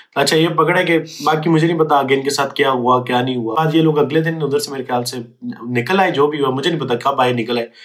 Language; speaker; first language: Urdu; native; Urdu